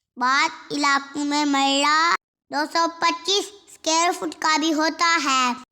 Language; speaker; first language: Urdu; non-native, local second language; Punjabi